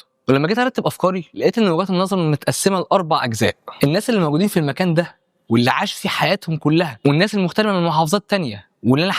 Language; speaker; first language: Arabic; native; Arabic